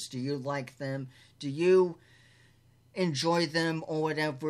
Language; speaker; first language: English; native; English